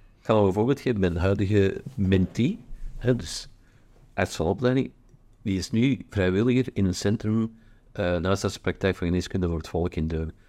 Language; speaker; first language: Dutch; native; Dutch